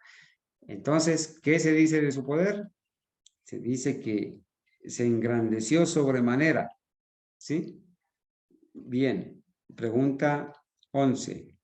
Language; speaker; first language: Spanish; native; Spanish